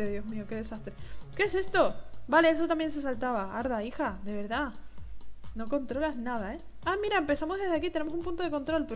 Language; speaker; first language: Spanish; native; Spanish